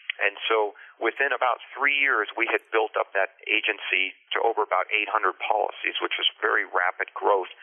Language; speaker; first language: English; early bilingual, other home language; Spanish